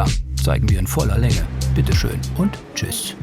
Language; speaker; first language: German; native; German